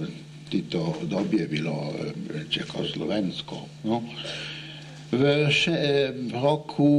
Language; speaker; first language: Czech; non-native, learner; Italian